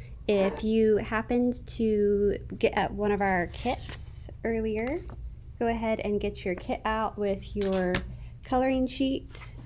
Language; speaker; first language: English; native; English